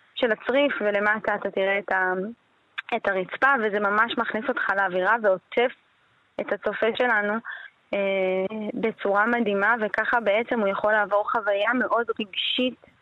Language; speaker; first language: Hebrew; native; Hebrew